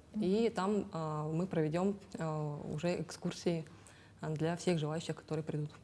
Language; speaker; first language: Russian; native; Russian